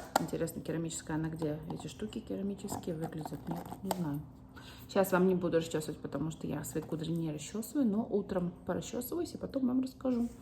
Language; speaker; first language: Russian; early bilingual, heritage; Russian